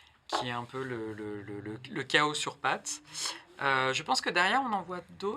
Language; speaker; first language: French; native; French